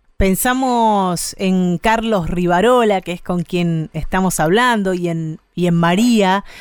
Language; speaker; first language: Spanish; native; Spanish